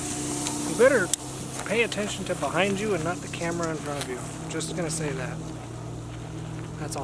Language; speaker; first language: English; native; English